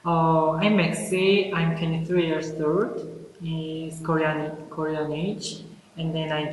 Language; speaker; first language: English; non-native, learner; Korean